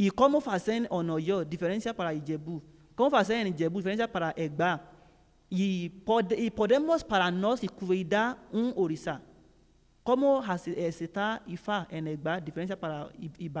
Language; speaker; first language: Portuguese; non-native, learner; Yoruba